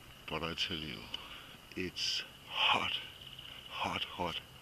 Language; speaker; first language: English; non-native, fluent; Danish